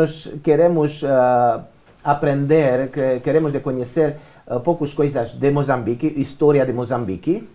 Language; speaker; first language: Portuguese; non-native, learner; Romanian